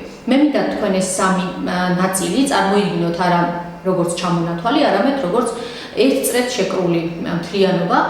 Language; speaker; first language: Georgian; native; Georgian